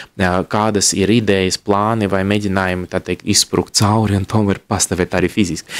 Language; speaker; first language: Latvian; non-native, local second language; Russian